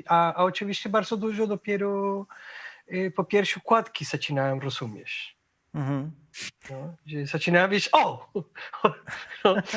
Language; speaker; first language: Polish; non-native, fluent; Spanish